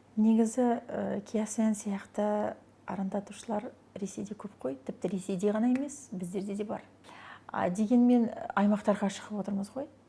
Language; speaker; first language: Kazakh; non-native, local second language; Russian